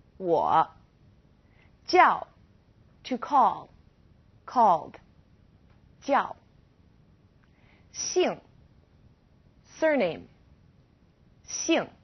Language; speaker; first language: Chinese; non-native, fluent; English